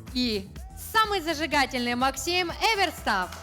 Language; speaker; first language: Russian; native; Russian